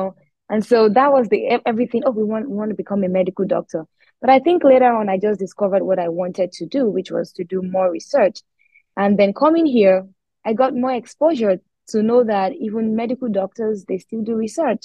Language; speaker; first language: English; non-native, local second language; Yoruba